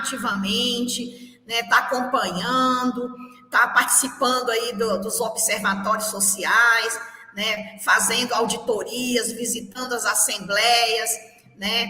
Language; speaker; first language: Portuguese; native; Portuguese